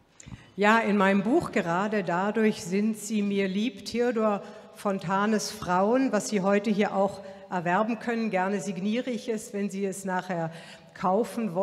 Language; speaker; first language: German; native; German